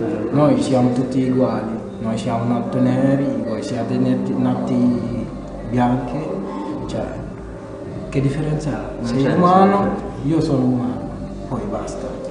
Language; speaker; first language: Italian; non-native, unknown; Wolof